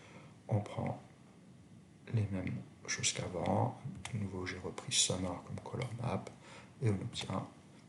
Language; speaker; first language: French; native; French